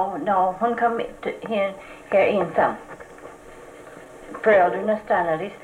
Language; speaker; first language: Swedish; early bilingual, heritage; Swedish